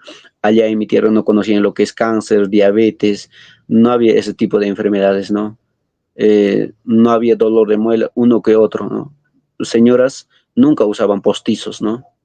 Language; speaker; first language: Spanish; non-native, local second language; Quechua